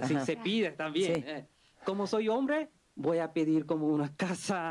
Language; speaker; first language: Spanish; non-native, learner; Bangla